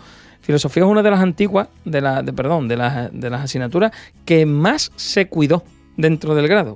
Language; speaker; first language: Spanish; native; Spanish